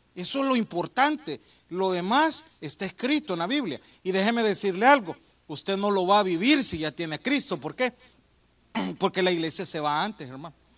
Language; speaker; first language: Spanish; native; Spanish